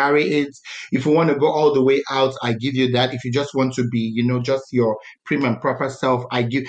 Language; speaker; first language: English; non-native, local second language; Yoruba